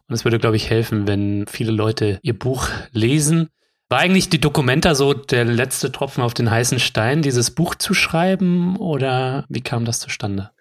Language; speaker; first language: German; native; German